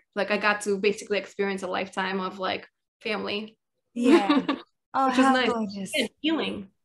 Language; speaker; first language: English; early bilingual, other home language; Russian